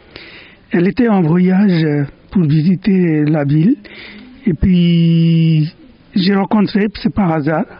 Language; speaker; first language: French; non-native, fluent; Bangla